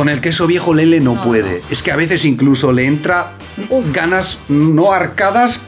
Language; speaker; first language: Spanish; native; Spanish